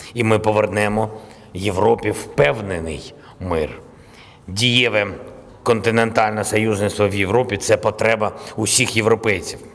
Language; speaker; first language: Ukrainian; non-native, local second language; Russian